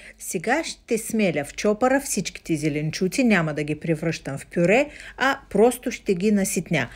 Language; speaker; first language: Bulgarian; non-native, fluent; Russian